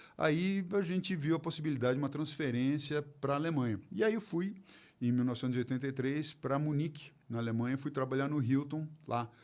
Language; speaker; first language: Portuguese; early bilingual, other home language; German